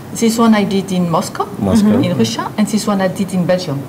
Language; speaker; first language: English; non-native, learner; French